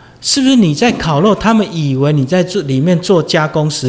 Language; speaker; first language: Chinese; native; Chinese